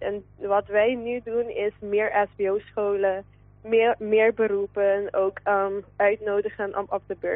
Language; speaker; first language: Dutch; non-native, local second language; Papiamento